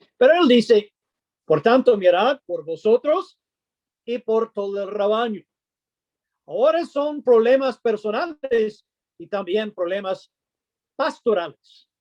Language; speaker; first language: Spanish; non-native, fluent; English